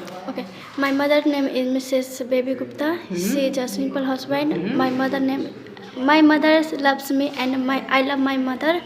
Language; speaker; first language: English; non-native, learner; Hindi